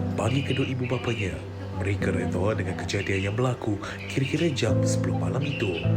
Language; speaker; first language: Malay; native; Malay